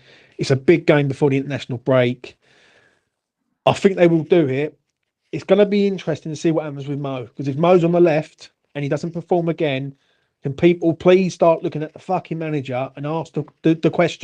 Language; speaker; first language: English; native; English